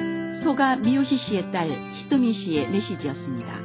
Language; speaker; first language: Korean; native; Korean